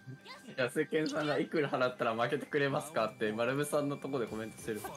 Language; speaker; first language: Japanese; native; Japanese